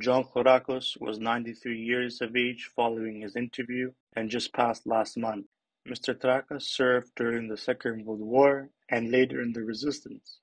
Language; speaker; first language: English; early bilingual, other home language; Greek